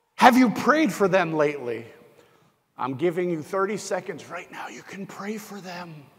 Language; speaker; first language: English; native; English